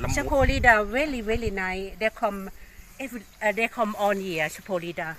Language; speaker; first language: English; non-native, learner; Thai